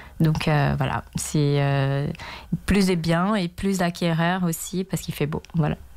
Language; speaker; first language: French; non-native, fluent; Portuguese